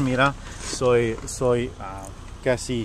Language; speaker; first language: Spanish; non-native, learner; French